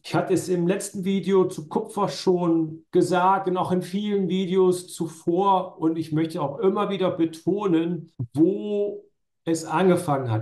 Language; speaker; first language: German; native; German